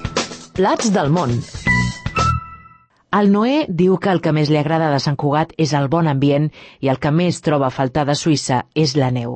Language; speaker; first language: Catalan; native; Catalan